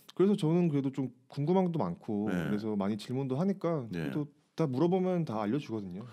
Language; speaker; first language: Korean; native; Korean